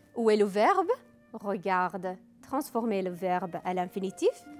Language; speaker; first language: French; non-native, local second language; Arabic